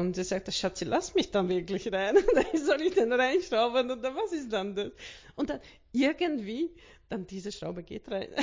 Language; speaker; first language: German; non-native, learner; Hungarian